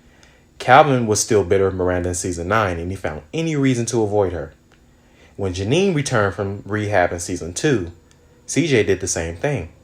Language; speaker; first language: English; native; English